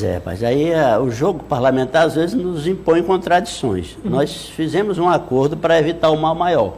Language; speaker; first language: Portuguese; native; Portuguese